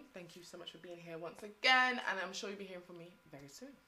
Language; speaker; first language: English; native; English